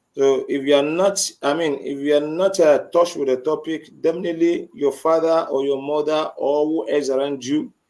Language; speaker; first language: English; non-native, local second language; Yoruba